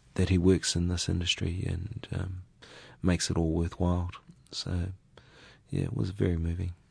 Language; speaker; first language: English; native; English